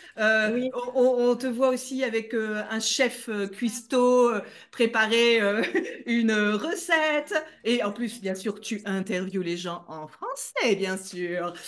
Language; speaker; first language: French; native; French